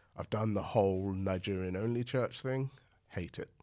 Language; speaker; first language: English; native; English